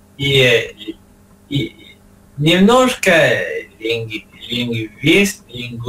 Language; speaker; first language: Russian; non-native, learner; English